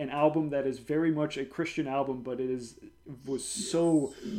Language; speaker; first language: English; native; English